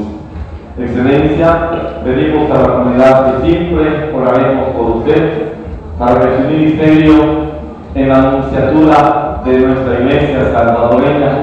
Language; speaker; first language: Spanish; native; Spanish